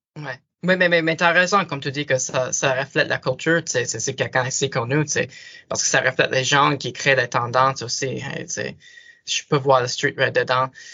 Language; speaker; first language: French; non-native, learner; English